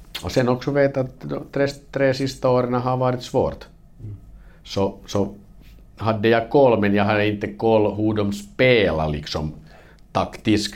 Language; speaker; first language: Swedish; non-native, fluent; Finnish